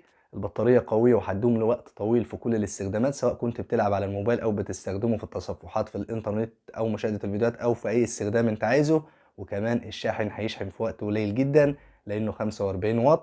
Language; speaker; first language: Arabic; native; Arabic